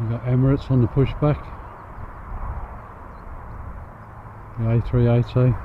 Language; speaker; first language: English; native; English